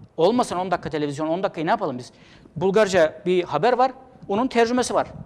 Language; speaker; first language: Turkish; native; Turkish